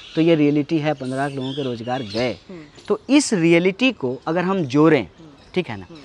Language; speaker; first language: Hindi; native; Hindi